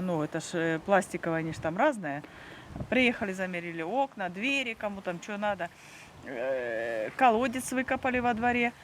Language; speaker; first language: Russian; native; Russian